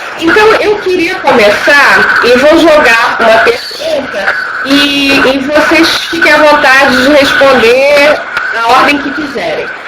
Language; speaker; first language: Portuguese; native; Portuguese